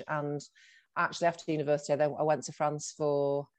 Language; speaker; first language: English; native; English